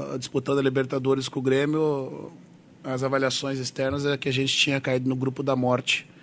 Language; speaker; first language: Portuguese; native; Portuguese